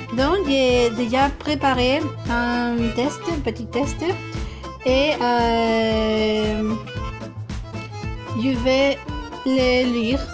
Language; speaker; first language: French; non-native, fluent; Spanish